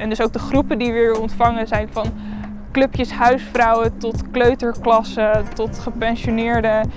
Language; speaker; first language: Dutch; native; Dutch